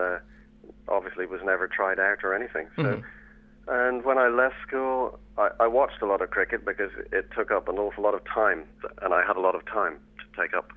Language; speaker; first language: English; native; English